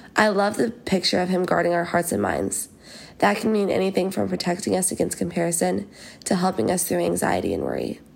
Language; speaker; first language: English; native; English